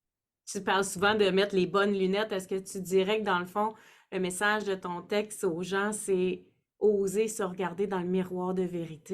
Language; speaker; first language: French; native; French